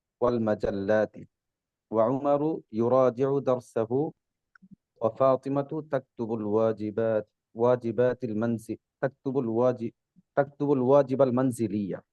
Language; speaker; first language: Arabic; non-native, learner; Bangla